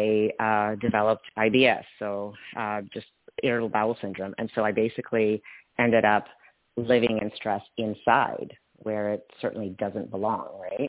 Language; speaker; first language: English; non-native, fluent; Polish